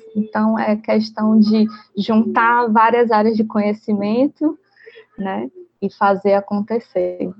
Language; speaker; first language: Portuguese; native; Portuguese